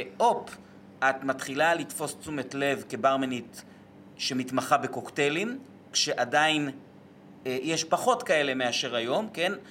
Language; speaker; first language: Hebrew; native; Hebrew